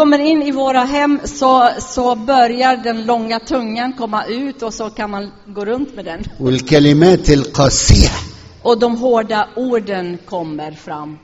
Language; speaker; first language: Swedish; non-native, fluent; Arabic